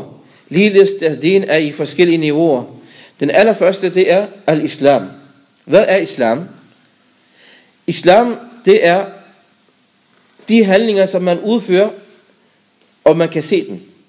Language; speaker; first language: Danish; non-native, fluent; Arabic